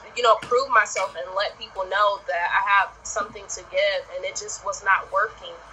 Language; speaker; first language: English; native; English